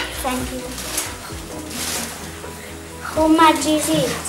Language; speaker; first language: English; non-native, learner; Catalan